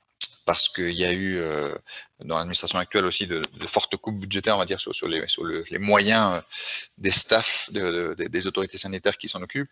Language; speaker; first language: French; native; French